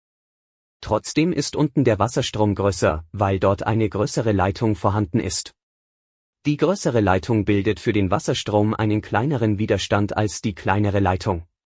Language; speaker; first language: German; native; German